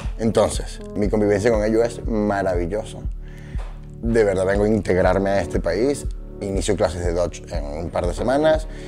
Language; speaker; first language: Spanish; native; Spanish